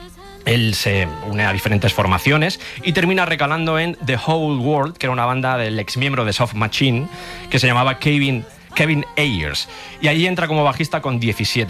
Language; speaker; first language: Spanish; native; Spanish